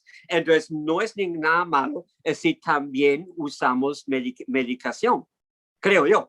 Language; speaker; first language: Spanish; non-native, fluent; English